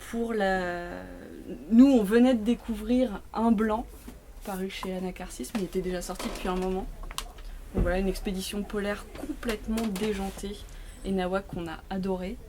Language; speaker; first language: French; native; French